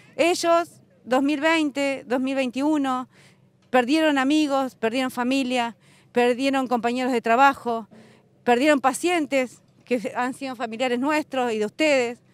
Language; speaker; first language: Spanish; native; Spanish